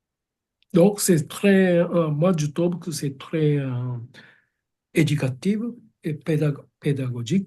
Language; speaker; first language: French; non-native, fluent; Japanese